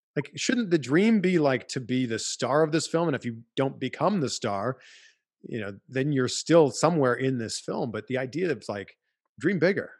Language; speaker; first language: English; native; English